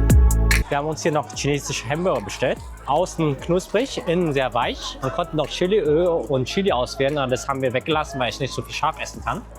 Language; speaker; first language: German; native; German